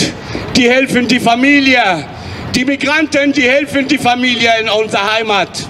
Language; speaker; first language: German; non-native, fluent; Arabic